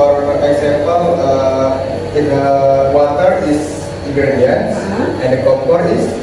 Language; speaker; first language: English; non-native, learner; Indonesian